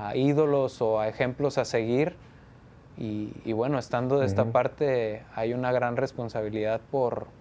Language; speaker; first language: Spanish; native; Spanish